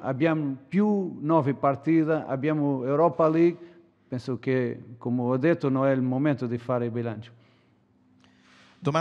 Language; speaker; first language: Italian; non-native, learner; Portuguese